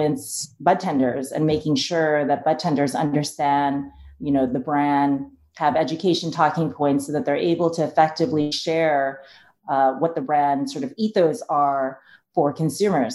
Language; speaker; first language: English; native; English